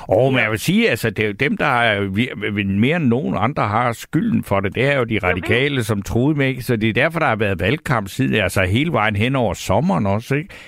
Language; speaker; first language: Danish; native; Danish